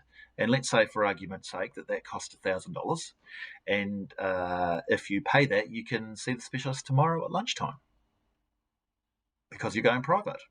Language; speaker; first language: English; native; English